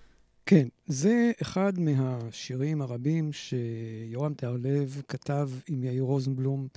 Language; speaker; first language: Hebrew; native; Hebrew